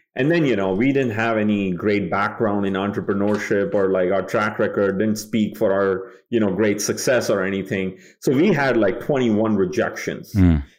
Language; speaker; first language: English; non-native, local second language; Bangla